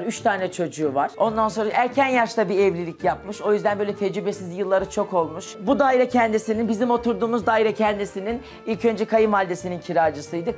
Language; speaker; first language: Turkish; native; Turkish